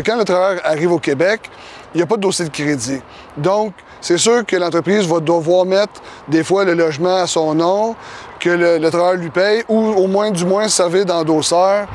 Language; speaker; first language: French; native; French